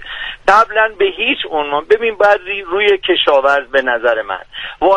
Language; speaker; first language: Persian; native; Persian